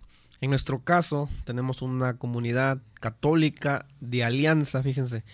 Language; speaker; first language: Spanish; native; Spanish